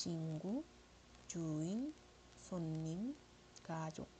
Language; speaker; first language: Korean; non-native, learner; Iloko